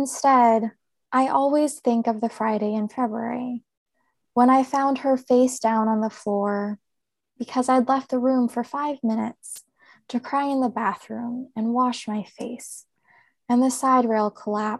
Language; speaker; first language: English; native; English